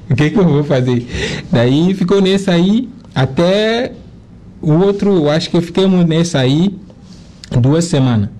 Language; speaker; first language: Portuguese; non-native, fluent; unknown